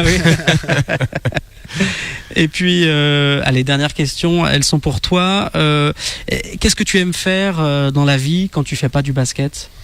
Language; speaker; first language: French; native; French